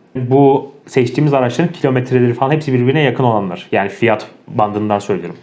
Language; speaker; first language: Turkish; native; Turkish